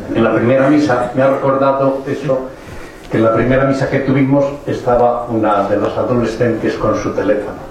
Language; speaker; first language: Spanish; native; Spanish